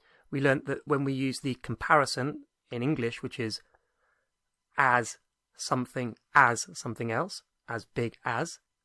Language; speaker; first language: English; native; English